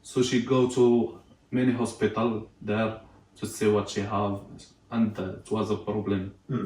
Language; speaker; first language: English; non-native, learner; Arabic